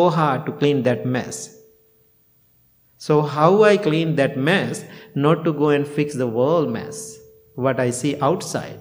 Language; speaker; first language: English; non-native, local second language; Sinhala